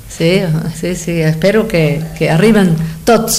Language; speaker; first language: Catalan; non-native, fluent; Spanish